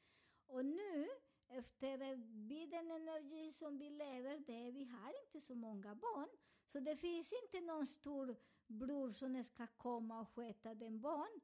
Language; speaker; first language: Swedish; non-native, fluent; Spanish